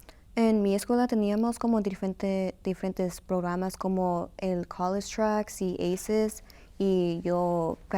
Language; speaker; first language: Spanish; early bilingual, heritage; Spanish